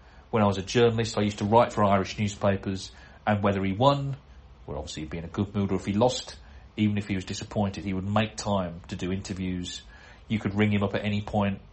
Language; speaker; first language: English; native; English